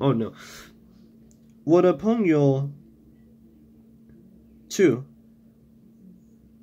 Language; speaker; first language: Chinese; non-native, learner; English